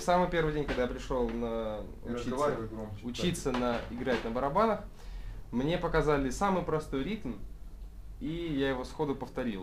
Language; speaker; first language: Russian; native; Russian